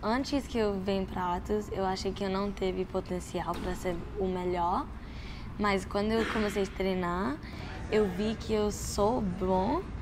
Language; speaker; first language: Portuguese; early bilingual, heritage; Portuguese